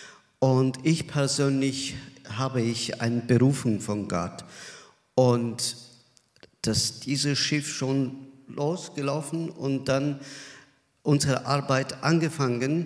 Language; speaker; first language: German; non-native, learner; Azerbaijani